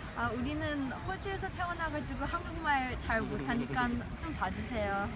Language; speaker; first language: Korean; early bilingual, heritage; English